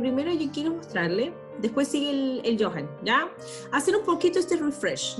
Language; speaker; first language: Spanish; native; Spanish